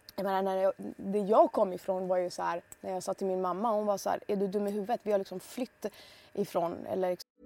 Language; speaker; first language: Swedish; early bilingual, other home language; Persian